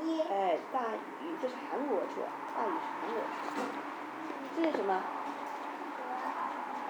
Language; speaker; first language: Chinese; native; Chinese